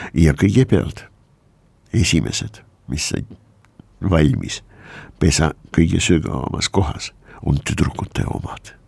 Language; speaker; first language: Estonian; non-native, local second language; Russian